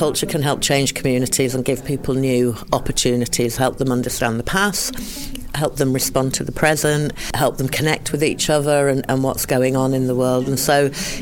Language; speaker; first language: English; native; English